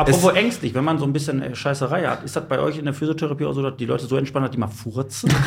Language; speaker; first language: German; native; German